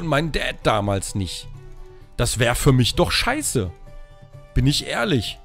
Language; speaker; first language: German; native; German